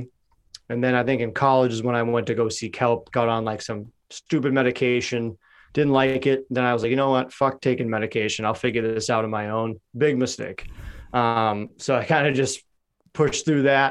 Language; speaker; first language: English; native; English